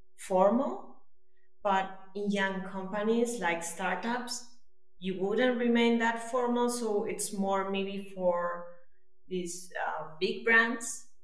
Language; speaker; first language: English; non-native, fluent; Spanish